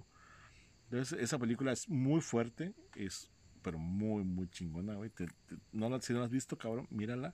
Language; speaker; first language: Spanish; native; Spanish